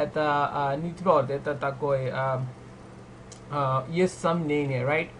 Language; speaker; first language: Russian; non-native, fluent; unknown